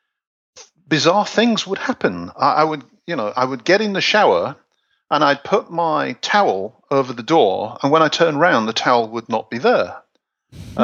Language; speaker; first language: English; native; English